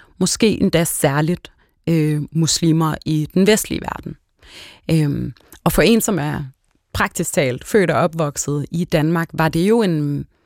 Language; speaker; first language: Danish; early bilingual, other home language; Arabic